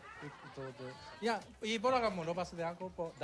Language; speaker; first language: Filipino; non-native, learner; Japanese